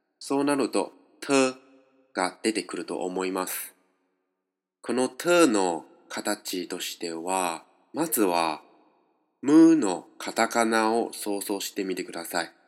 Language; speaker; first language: Japanese; non-native, fluent; Chinese